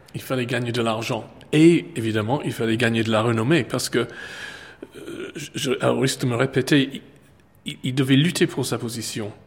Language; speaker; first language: French; non-native, fluent; English